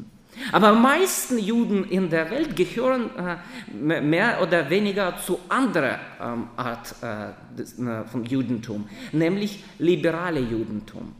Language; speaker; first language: German; non-native, fluent; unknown